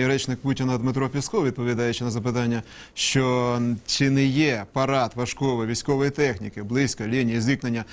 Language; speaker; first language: Ukrainian; native; Ukrainian